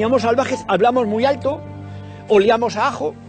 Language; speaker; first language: Spanish; native; Spanish